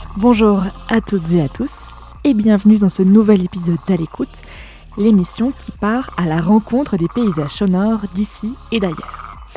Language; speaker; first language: French; native; French